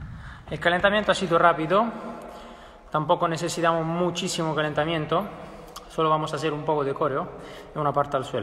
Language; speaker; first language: Spanish; non-native, fluent; Italian